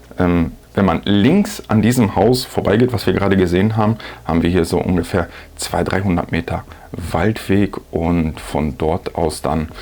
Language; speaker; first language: German; native; German